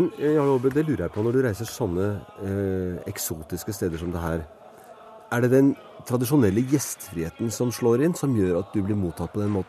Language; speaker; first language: Norwegian; native; Norwegian